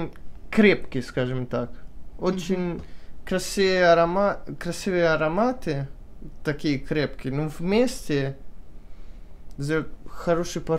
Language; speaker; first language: Russian; early bilingual, heritage; Italian